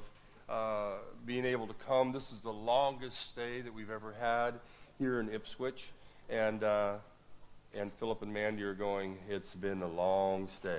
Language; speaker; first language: English; native; English